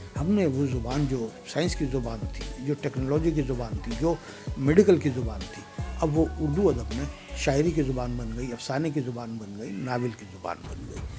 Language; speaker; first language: Urdu; native; Urdu